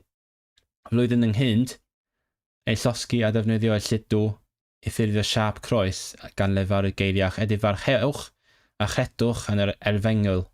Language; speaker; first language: Welsh; non-native, learner; Cantonese